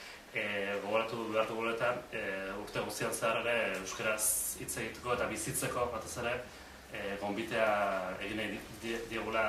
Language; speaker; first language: Basque; native; Basque